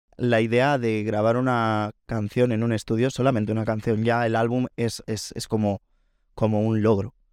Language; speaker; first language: Spanish; native; Spanish